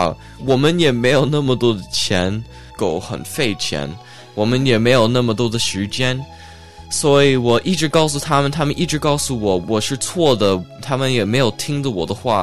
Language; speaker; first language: Chinese; early bilingual, heritage; Chinese